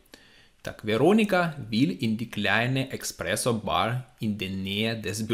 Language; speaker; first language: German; non-native, fluent; Russian